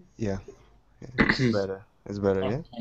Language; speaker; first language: English; non-native, fluent; Russian